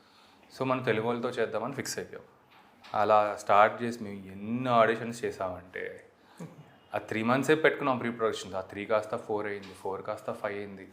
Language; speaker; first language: Telugu; native; Telugu